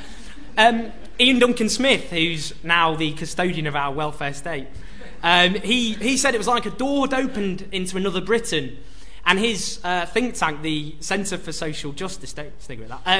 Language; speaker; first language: English; native; English